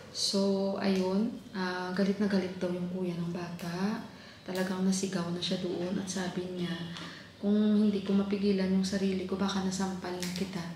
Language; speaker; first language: Filipino; non-native, local second language; Hiligaynon